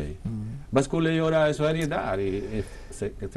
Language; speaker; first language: Swedish; non-native, fluent; Spanish